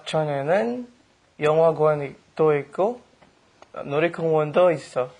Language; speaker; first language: Korean; non-native, learner; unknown